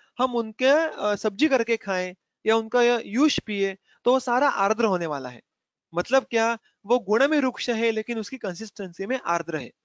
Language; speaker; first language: Hindi; non-native, local second language; Marathi